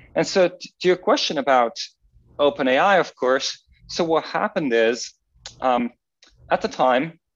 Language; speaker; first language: English; non-native, fluent; Dutch